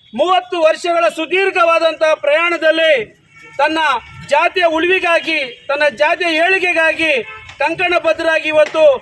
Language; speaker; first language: Kannada; native; Kannada